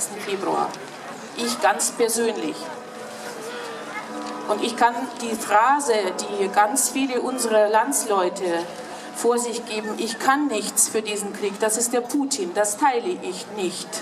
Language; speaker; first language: German; non-native, fluent; Russian